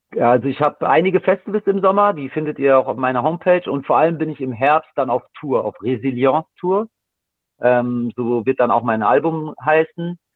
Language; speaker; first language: German; native; German